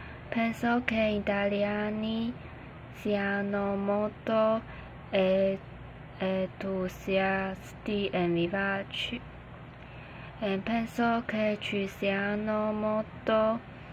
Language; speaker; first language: Italian; non-native, learner; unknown